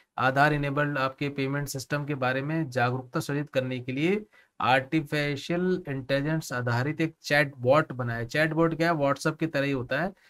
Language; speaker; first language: Hindi; native; Hindi